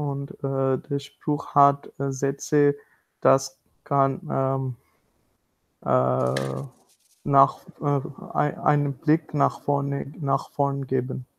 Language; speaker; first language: German; non-native, learner; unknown